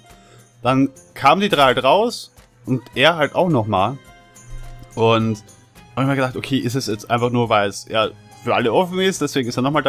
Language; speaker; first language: German; native; German